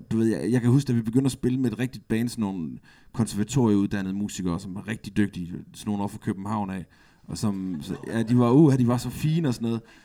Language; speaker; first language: Danish; native; Danish